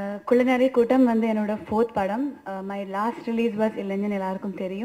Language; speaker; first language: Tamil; non-native, learner; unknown